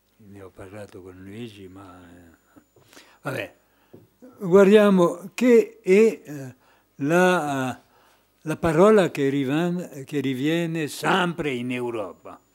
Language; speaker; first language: Italian; non-native, fluent; French